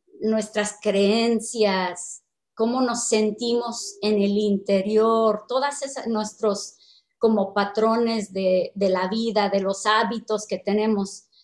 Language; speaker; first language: Spanish; non-native, fluent; English